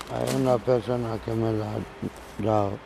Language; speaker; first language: Spanish; non-native, learner; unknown